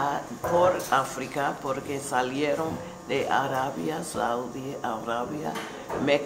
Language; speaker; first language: Spanish; non-native, fluent; English